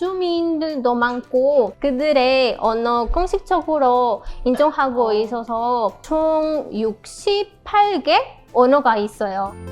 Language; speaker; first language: Korean; non-native, fluent; Spanish